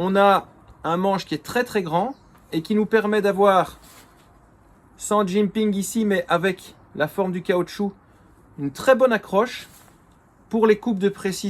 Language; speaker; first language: French; native; French